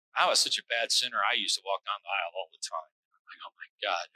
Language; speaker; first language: English; native; English